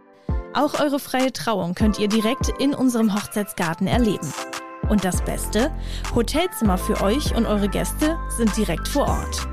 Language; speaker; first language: German; native; German